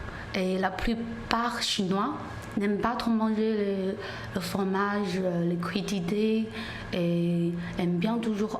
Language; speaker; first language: French; non-native, learner; Chinese